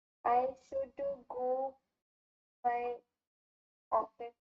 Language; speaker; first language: English; non-native, learner; Hindi